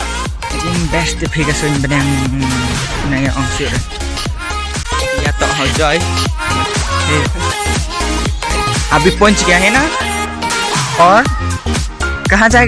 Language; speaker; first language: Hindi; non-native, local second language; Khasi